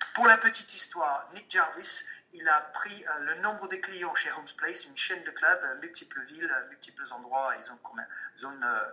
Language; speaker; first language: French; non-native, fluent; English